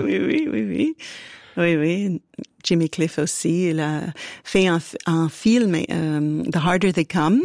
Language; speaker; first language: French; non-native, fluent; English